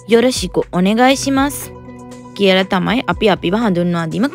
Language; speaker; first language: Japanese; non-native, learner; Sinhala